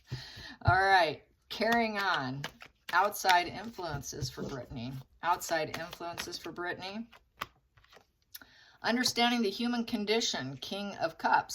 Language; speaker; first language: English; native; English